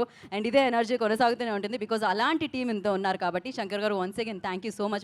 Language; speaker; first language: Telugu; native; Telugu